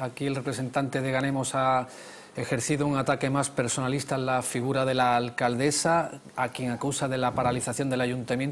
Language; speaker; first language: Spanish; native; Spanish